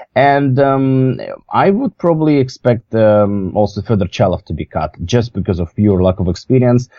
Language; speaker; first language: English; non-native, fluent; Russian